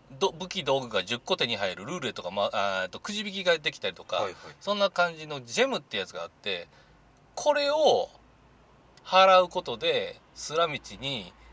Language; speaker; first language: Japanese; native; Japanese